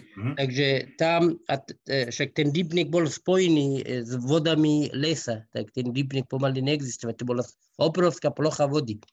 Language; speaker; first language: Slovak; non-native, fluent; Persian